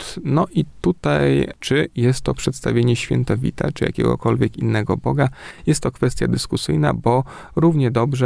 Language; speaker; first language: Polish; native; Polish